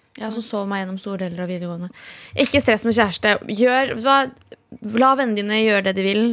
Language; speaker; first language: Norwegian; early bilingual, other home language; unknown